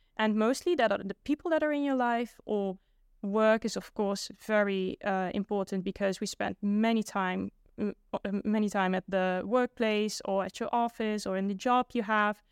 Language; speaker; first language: English; non-native, fluent; Dutch